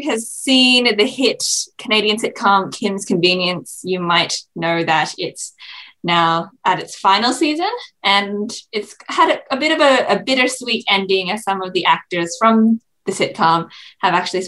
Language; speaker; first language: English; native; English